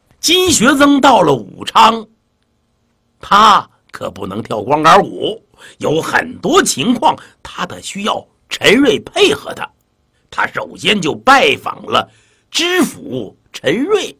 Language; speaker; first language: Chinese; native; Chinese